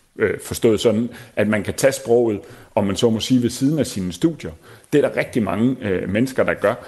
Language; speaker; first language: Danish; native; Danish